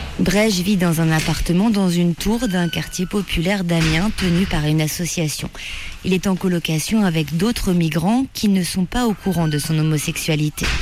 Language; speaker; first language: French; native; French